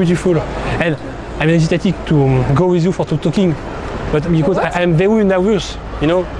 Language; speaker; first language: English; non-native, learner; French